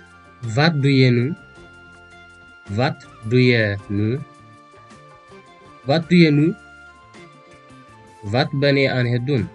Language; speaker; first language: Dutch; non-native, fluent; Tigrinya